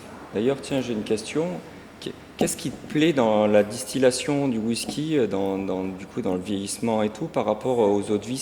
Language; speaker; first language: French; native; French